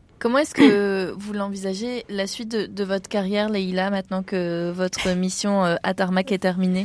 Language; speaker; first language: French; native; French